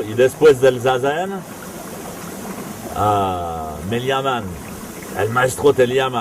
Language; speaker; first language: Spanish; non-native, fluent; French